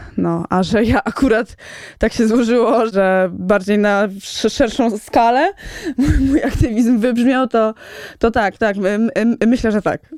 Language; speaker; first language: Polish; native; Polish